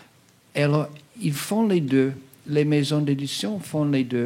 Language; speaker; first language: French; non-native, fluent; English